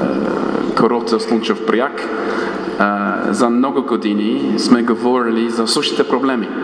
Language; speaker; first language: Bulgarian; non-native, fluent; English